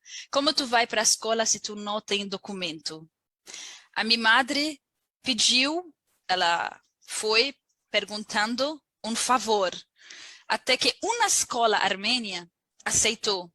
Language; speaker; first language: Portuguese; non-native, learner; Arabic